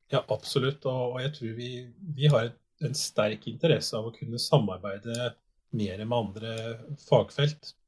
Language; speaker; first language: Norwegian; native; Norwegian